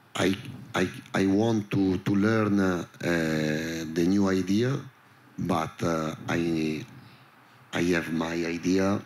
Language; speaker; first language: English; non-native, learner; Italian